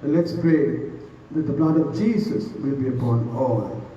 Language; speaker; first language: English; non-native, local second language; Sinhala